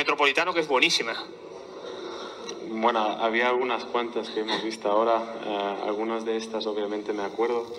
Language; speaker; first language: Spanish; non-native, fluent; German